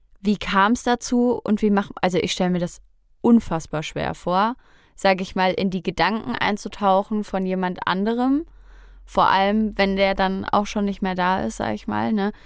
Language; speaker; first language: German; native; German